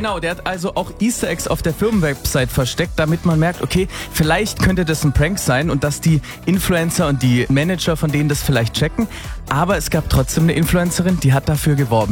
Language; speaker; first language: German; native; German